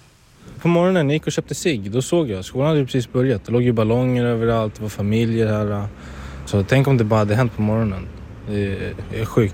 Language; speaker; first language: Swedish; native; Swedish